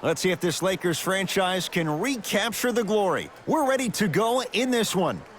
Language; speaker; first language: English; native; English